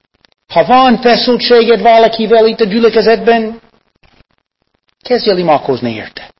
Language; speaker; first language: Hungarian; non-native, fluent; English